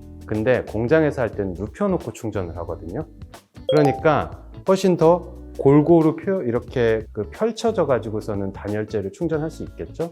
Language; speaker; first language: Korean; native; Korean